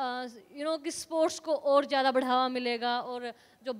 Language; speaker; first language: Hindi; native; Hindi